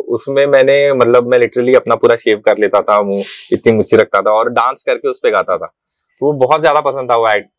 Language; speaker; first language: Hindi; non-native, local second language; Marathi